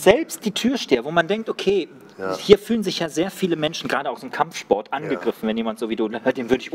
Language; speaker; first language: German; native; German